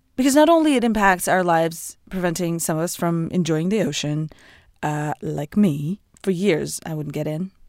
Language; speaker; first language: English; non-native, fluent; Russian